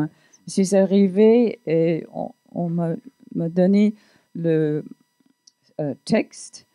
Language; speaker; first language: French; non-native, fluent; English